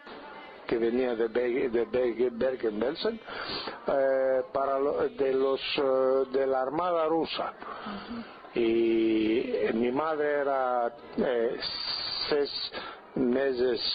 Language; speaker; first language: Spanish; non-native, fluent; Greek